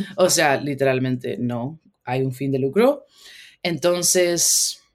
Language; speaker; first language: Spanish; early bilingual, heritage; Spanish